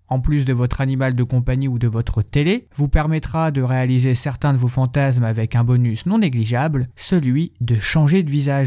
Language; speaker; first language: French; native; French